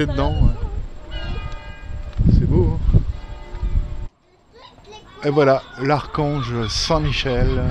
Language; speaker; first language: French; native; French